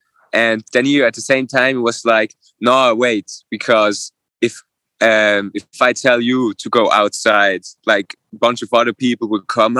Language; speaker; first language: English; non-native, fluent; Swiss German